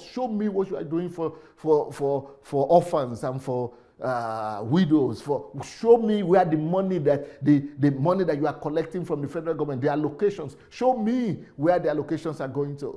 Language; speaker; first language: English; non-native, local second language; Yoruba